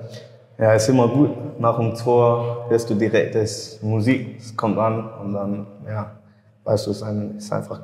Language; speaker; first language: German; early bilingual, heritage; English